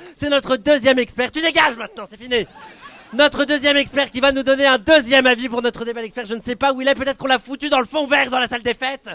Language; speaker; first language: French; native; French